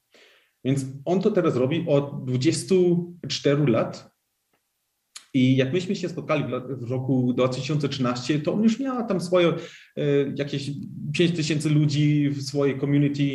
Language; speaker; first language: Polish; early bilingual, heritage; Polish